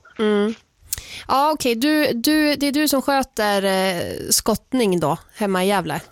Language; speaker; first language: Swedish; native; Swedish